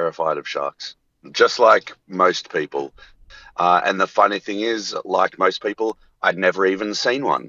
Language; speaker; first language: English; native; English